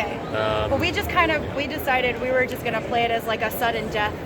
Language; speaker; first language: English; native; English